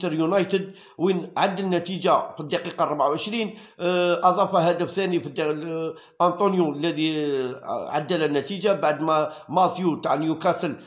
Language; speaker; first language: Arabic; native; Arabic